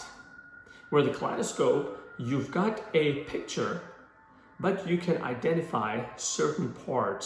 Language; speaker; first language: English; non-native, local second language; Urdu